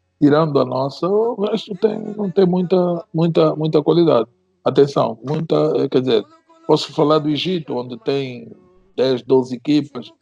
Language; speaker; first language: Portuguese; native; Portuguese